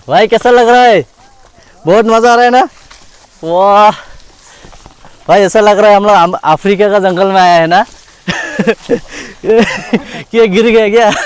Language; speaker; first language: Hindi; non-native, local second language; Assamese